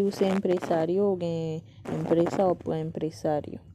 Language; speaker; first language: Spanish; non-native, learner; Haitian Creole